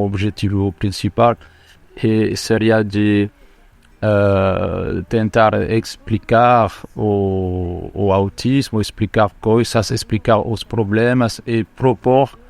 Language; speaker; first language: Portuguese; non-native, fluent; French